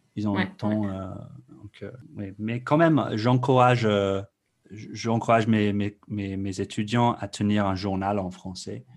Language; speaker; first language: French; non-native, fluent; English